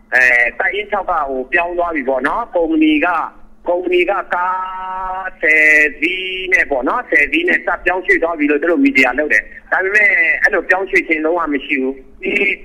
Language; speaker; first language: Burmese; non-native, local second language; Kachin